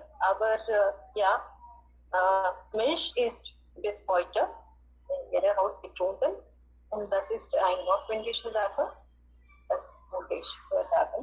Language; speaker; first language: German; non-native, learner; Hindi